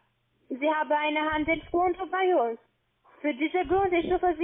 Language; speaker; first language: German; non-native, learner; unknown